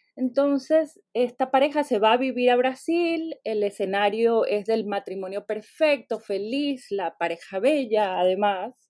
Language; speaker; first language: Spanish; native; Spanish